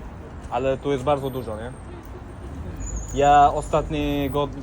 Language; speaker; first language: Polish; non-native, learner; Uzbek